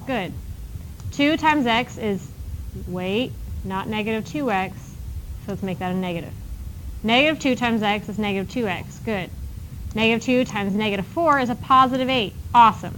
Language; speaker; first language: English; native; English